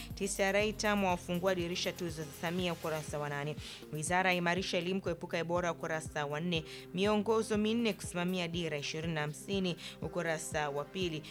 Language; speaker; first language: Swahili; native; Swahili